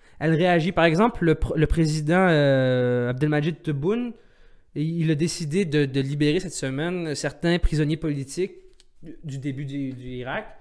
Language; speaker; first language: French; non-native, local second language; Arabic